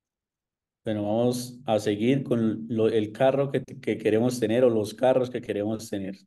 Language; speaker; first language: Spanish; native; Spanish